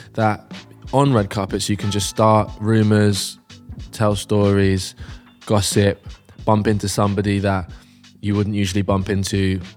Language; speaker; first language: English; native; English